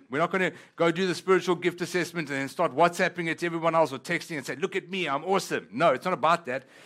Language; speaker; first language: English; non-native, local second language; Italian